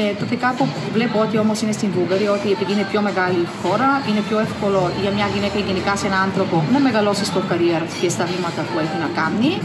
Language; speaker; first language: Greek; non-native, fluent; Bulgarian